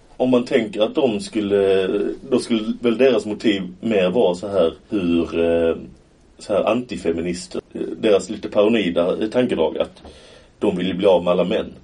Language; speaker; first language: Swedish; native; Swedish